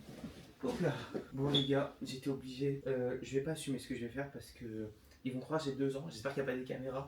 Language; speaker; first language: French; native; French